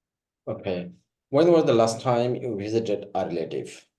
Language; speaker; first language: English; non-native, fluent; Bangla